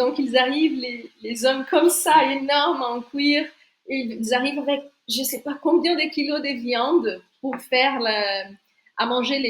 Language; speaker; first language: French; non-native, fluent; Portuguese